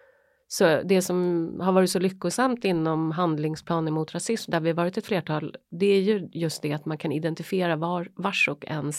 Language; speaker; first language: Swedish; native; Swedish